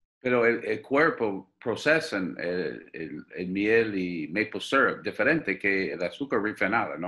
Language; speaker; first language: Spanish; non-native, fluent; English